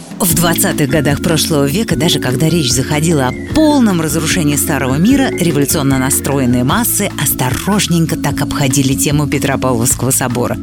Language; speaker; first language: Russian; native; Russian